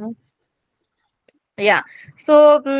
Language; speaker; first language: English; non-native, learner; Bangla